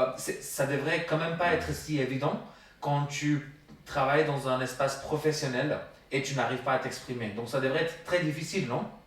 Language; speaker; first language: French; non-native, fluent; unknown